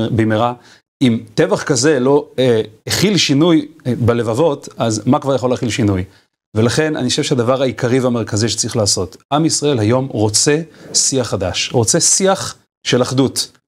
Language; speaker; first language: Hebrew; native; Hebrew